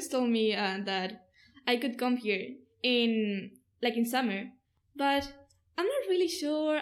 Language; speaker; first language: English; non-native, fluent; Spanish